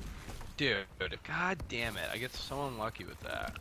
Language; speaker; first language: English; native; English